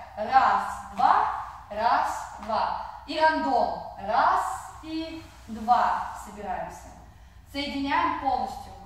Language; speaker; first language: Russian; non-native, fluent; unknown